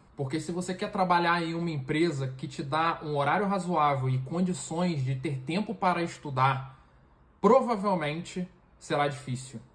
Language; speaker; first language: Portuguese; native; Portuguese